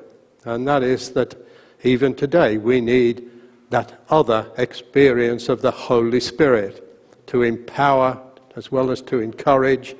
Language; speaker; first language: English; native; English